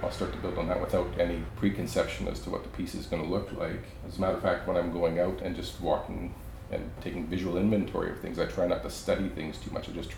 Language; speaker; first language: English; native; English